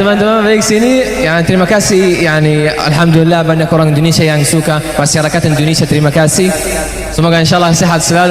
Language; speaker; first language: Indonesian; non-native, learner; Arabic